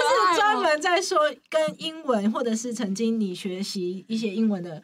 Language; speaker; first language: Chinese; native; Chinese